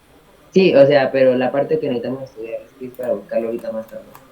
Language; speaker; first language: Spanish; native; Spanish